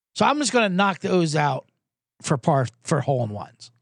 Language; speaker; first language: English; native; English